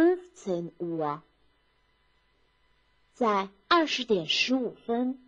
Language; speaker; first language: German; non-native, fluent; Chinese